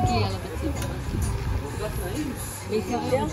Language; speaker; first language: Hebrew; native; Hebrew